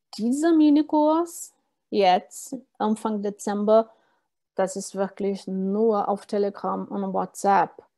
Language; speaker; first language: German; non-native, fluent; Portuguese